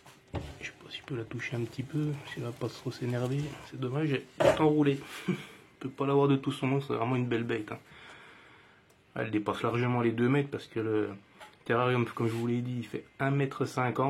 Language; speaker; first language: French; native; French